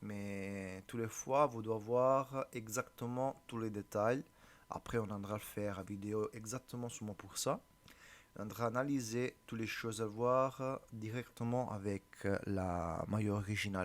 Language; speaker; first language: French; non-native, learner; Italian